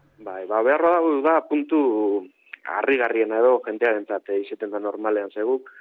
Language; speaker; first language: Basque; native; Basque